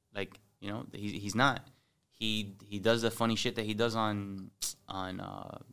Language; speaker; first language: English; early bilingual, other home language; Spanish